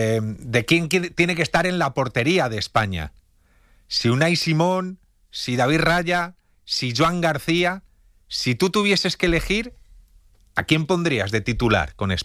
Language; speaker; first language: Spanish; native; Spanish